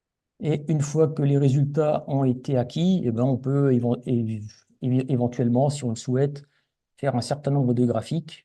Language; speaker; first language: French; native; French